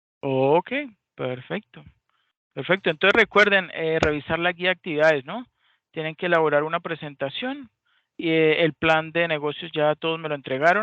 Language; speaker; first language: Spanish; native; Spanish